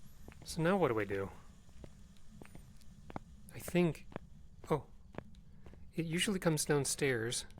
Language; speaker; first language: English; native; English